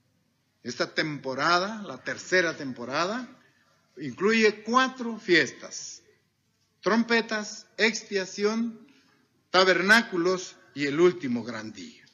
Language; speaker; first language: Spanish; native; Spanish